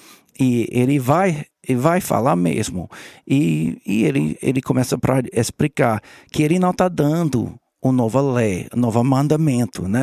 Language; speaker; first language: Portuguese; non-native, learner; English